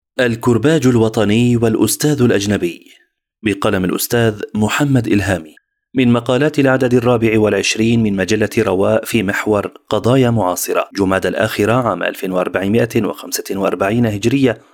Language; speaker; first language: Arabic; native; Arabic